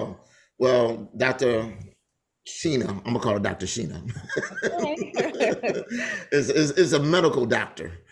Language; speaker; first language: English; native; English